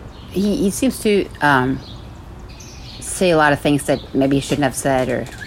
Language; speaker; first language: English; non-native, fluent; Norwegian